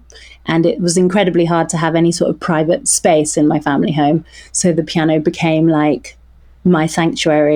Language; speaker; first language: English; non-native, local second language; French